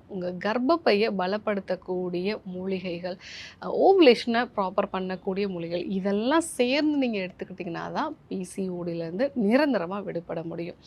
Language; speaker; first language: Tamil; native; Tamil